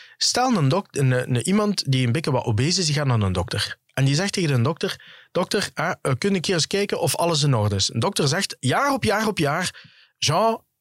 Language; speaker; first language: Dutch; early bilingual, other home language; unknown